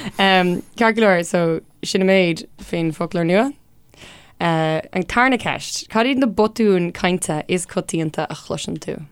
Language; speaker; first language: Irish; non-native, local second language; English